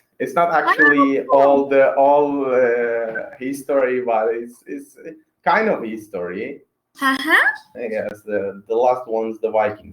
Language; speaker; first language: English; non-native, fluent; Turkish